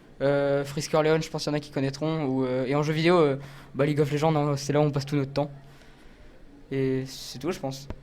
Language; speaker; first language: French; native; French